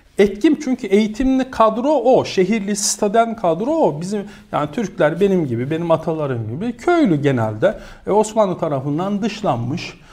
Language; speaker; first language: Turkish; native; Turkish